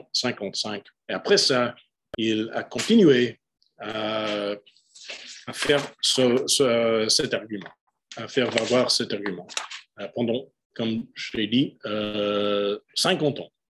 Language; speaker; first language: French; non-native, fluent; English